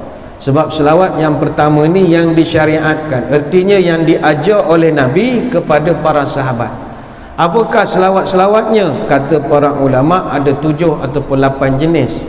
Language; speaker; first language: Malay; native; Malay